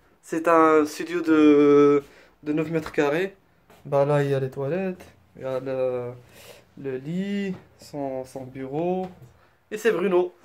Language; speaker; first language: French; non-native, local second language; Arabic